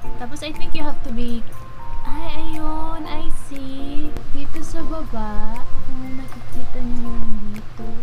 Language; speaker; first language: Filipino; native; Filipino